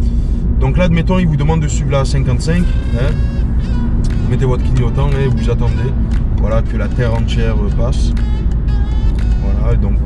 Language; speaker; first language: French; native; French